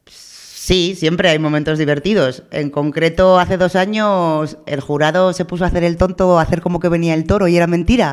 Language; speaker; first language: Spanish; native; Spanish